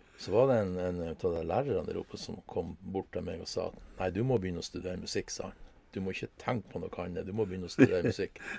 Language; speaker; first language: Norwegian; native; Norwegian